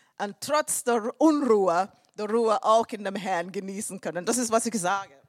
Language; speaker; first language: German; non-native, fluent; English